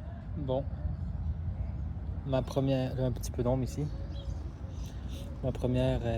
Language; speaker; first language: French; native; French